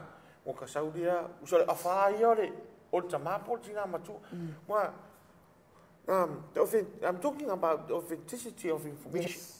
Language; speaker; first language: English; non-native, local second language; Samoan